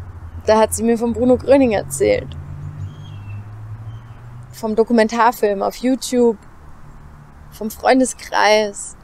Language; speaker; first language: German; native; German